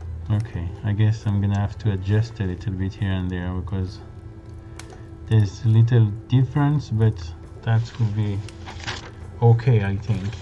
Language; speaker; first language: English; non-native, fluent; French